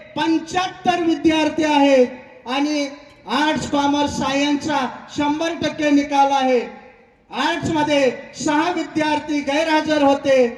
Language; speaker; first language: Marathi; native; Marathi